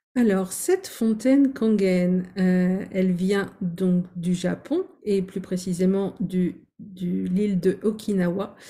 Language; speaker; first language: French; native; French